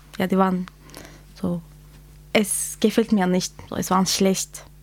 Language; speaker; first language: German; non-native, learner; Kurdish